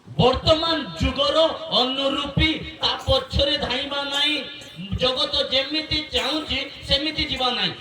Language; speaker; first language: Odia; non-native, local second language; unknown